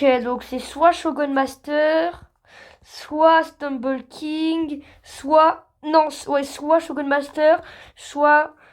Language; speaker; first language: French; native; French